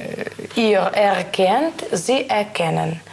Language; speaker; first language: German; non-native, learner; Russian